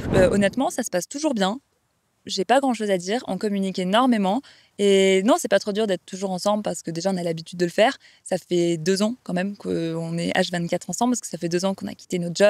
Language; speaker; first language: French; native; French